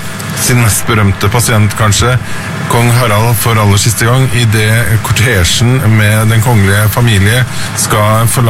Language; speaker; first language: Norwegian; native; Norwegian